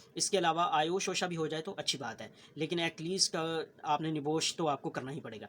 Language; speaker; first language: Urdu; native; Urdu